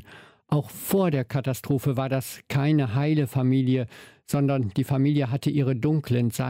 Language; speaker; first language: German; native; German